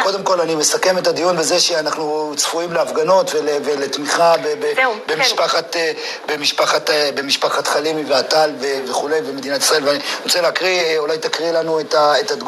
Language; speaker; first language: Hebrew; native; Hebrew